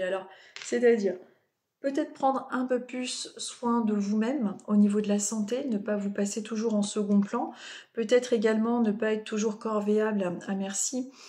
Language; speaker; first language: French; native; French